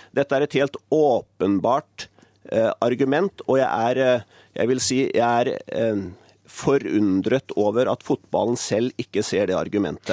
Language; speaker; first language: Norwegian; native; Norwegian